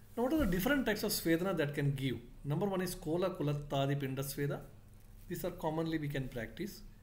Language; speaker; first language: English; non-native, local second language; Kannada